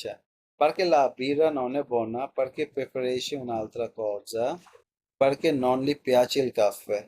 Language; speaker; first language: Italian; non-native, learner; Bangla